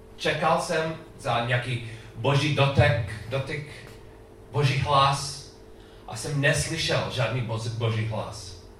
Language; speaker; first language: Czech; non-native, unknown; English